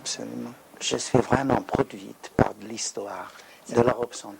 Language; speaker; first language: French; non-native, learner; Hungarian